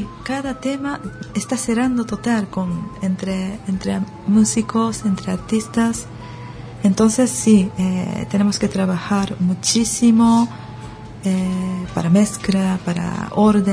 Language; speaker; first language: Spanish; non-native, learner; Japanese